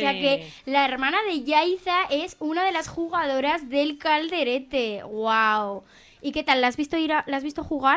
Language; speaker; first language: Spanish; native; Spanish